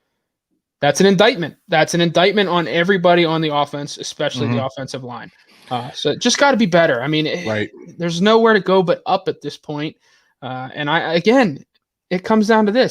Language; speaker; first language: English; native; English